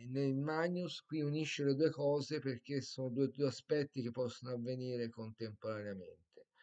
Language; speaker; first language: Italian; native; Italian